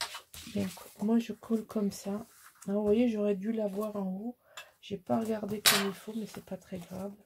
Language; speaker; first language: French; native; French